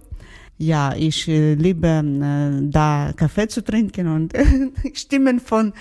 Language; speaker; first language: German; non-native, learner; Ukrainian